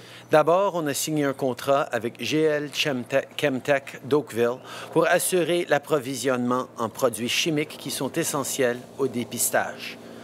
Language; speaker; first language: French; early bilingual, heritage; French